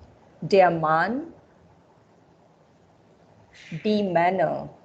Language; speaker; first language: German; non-native, fluent; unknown